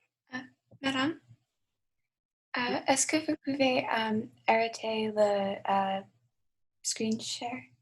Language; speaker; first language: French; non-native, learner; English